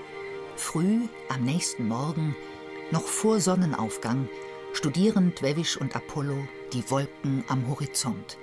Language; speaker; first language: German; native; German